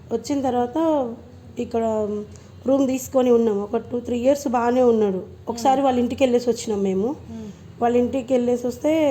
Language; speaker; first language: Telugu; native; Telugu